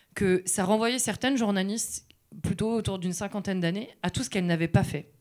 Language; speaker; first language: French; native; French